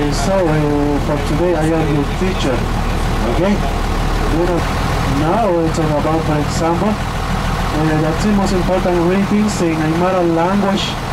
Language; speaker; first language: English; non-native, learner; Spanish